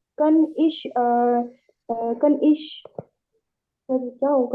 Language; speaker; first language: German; non-native, learner; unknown